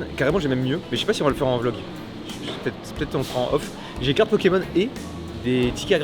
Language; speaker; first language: French; native; French